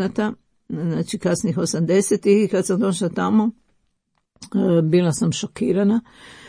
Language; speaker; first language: Croatian; native; Croatian